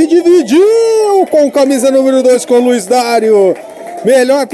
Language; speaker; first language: Portuguese; native; Portuguese